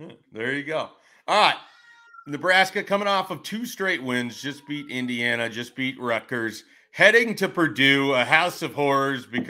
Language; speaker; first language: English; native; English